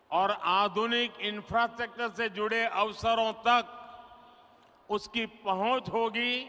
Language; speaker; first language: Hindi; non-native, local second language; Gujarati